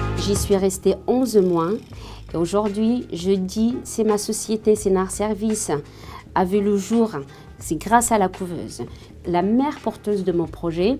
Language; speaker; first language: French; non-native, local second language; Arabic